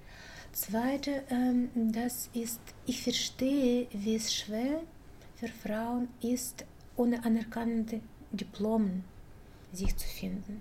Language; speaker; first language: German; non-native, fluent; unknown